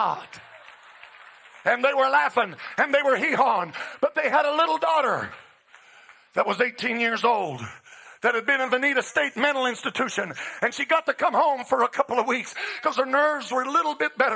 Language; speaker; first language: English; native; English